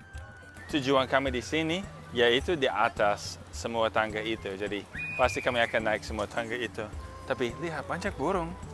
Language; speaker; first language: Indonesian; non-native, fluent; English